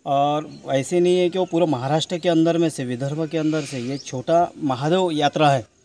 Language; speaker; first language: Hindi; non-native, local second language; Marathi